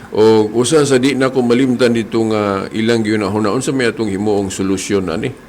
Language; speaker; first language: Cebuano; native; Cebuano